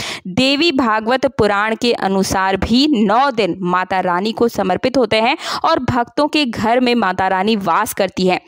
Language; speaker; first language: Hindi; native; Hindi